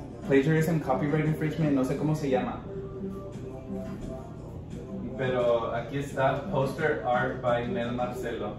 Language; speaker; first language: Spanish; early bilingual, heritage; Spanish